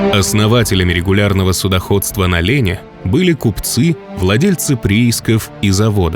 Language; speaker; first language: Russian; native; Russian